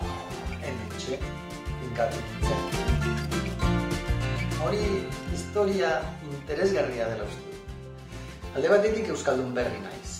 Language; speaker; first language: Basque; non-native, local second language; Spanish